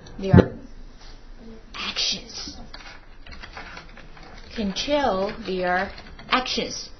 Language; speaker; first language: English; non-native, fluent; Chinese